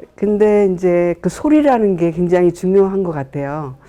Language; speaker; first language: Korean; native; Korean